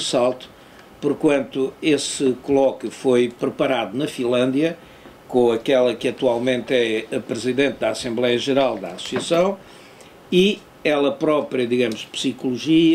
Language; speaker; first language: Portuguese; native; Portuguese